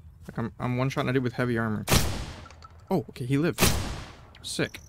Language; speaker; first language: English; native; English